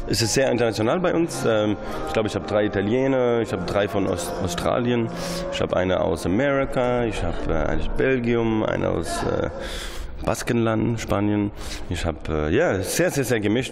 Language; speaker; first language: German; non-native, fluent; English